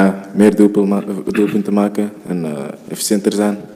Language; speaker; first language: Dutch; early bilingual, other home language; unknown